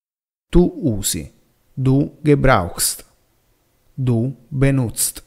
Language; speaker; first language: German; non-native, fluent; Italian